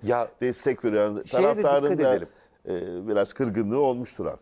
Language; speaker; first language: Turkish; native; Turkish